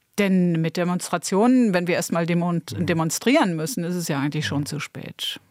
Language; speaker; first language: German; native; German